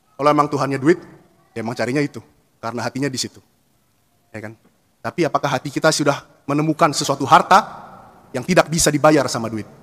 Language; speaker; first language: Indonesian; native; Indonesian